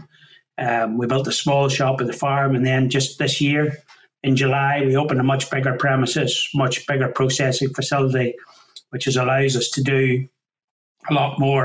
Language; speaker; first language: English; native; English